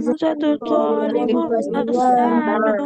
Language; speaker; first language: Arabic; non-native, learner; Bangla